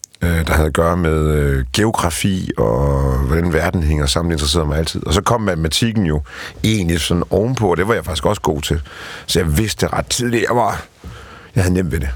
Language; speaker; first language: Danish; early bilingual, other home language; Polish